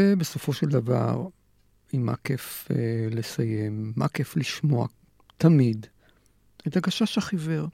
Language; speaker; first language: Hebrew; native; Hebrew